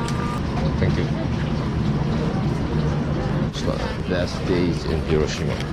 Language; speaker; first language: English; non-native, local second language; Chinese